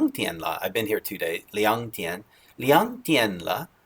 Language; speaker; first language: Chinese; non-native, learner; English